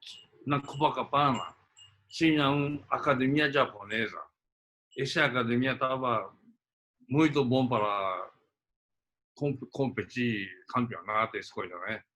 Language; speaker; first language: Portuguese; early bilingual, other home language; Japanese